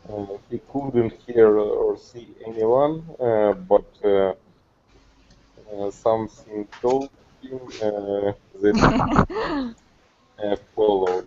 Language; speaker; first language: English; non-native, learner; Russian